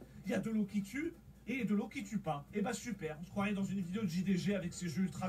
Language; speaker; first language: French; native; French